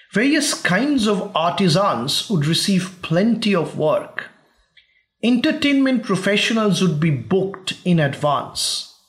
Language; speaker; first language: English; non-native, local second language; Bangla